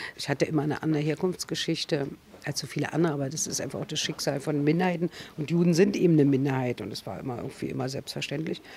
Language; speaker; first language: German; native; German